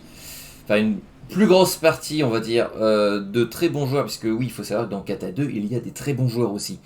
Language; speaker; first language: French; native; French